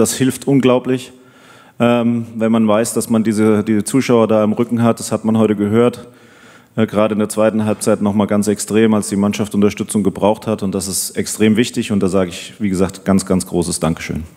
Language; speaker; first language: German; native; German